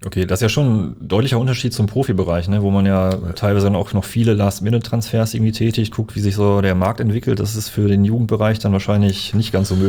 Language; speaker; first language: German; native; German